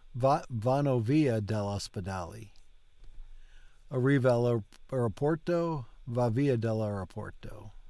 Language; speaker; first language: Italian; non-native, learner; English